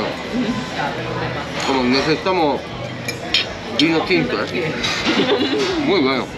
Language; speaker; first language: Spanish; non-native, fluent; Japanese